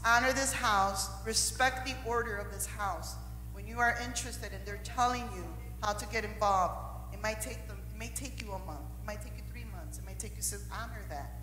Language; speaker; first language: English; early bilingual, other home language; Spanish